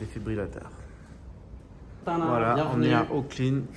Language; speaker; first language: French; native; French